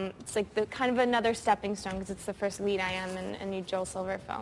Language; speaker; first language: English; native; English